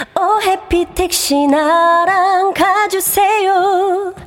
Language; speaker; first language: Korean; native; Korean